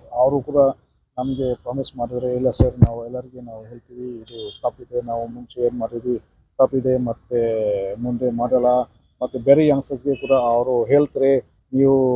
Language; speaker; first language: Kannada; non-native, fluent; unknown